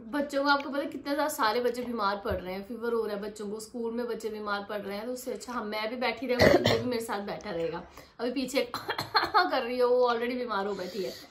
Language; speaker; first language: Hindi; native; Hindi